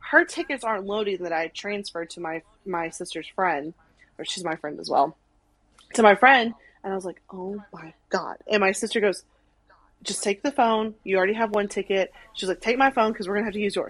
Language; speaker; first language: English; native; English